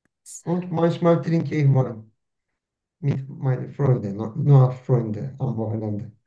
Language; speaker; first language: German; non-native, learner; Turkish